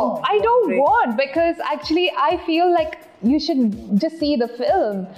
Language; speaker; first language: English; non-native, local second language; Tamil